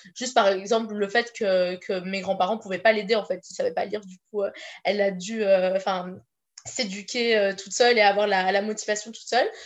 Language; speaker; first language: French; native; French